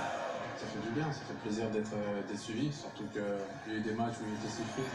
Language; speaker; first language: French; native; French